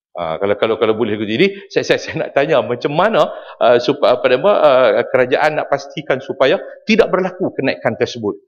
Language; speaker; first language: Malay; native; Malay